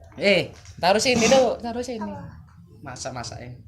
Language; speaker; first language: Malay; non-native, local second language; Javanese